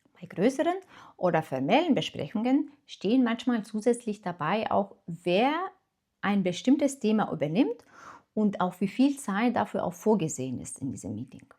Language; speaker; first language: German; non-native, fluent; Lithuanian